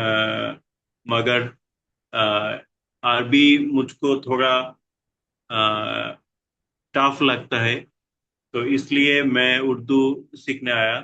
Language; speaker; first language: Hindi; non-native, learner; Bangla